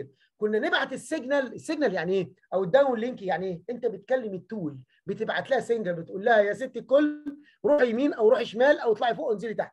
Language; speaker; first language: Arabic; native; Arabic